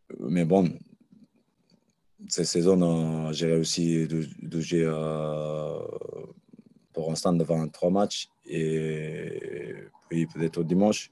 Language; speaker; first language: French; non-native, learner; Japanese